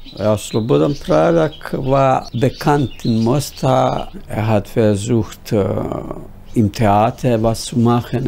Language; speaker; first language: German; non-native, fluent; Bosnian